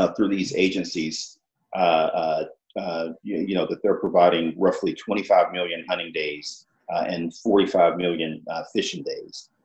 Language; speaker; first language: English; native; English